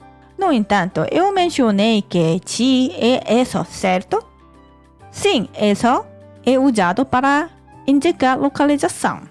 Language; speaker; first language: Portuguese; non-native, learner; Korean